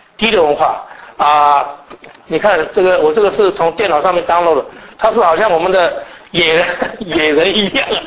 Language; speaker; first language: Chinese; native; Chinese